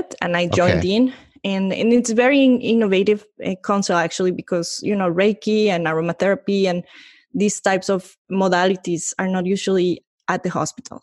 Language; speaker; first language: English; non-native, fluent; Spanish